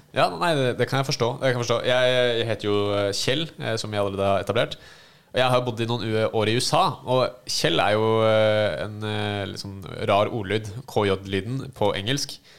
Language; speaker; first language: Norwegian; native; Norwegian